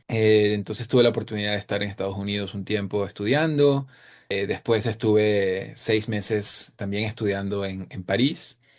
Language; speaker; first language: Spanish; native; Spanish